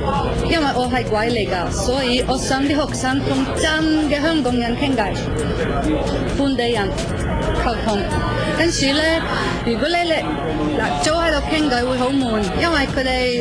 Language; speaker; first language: Cantonese; non-native, fluent; Norwegian